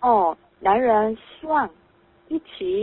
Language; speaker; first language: Chinese; non-native, learner; Korean